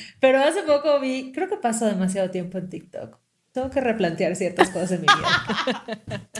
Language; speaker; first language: Spanish; native; Spanish